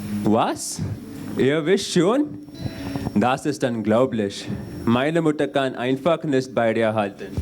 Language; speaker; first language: German; non-native, learner; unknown